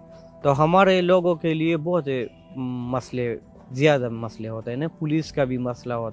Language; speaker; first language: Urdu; non-native, local second language; Pashto